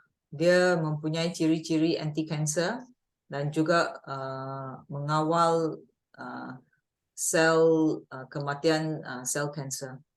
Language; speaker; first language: Indonesian; non-native, local second language; Malay